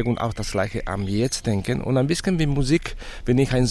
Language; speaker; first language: German; non-native, fluent; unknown